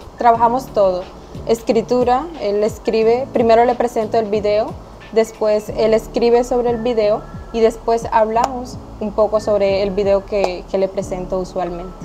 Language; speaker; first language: Spanish; native; Spanish